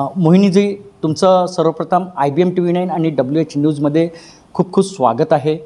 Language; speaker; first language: Marathi; native; Marathi